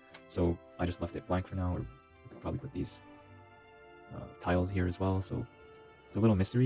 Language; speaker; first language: English; native; English